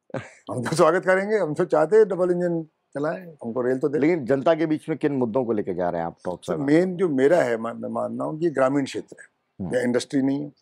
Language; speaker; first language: Hindi; native; Hindi